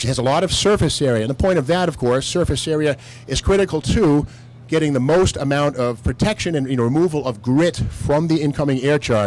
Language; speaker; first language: English; native; English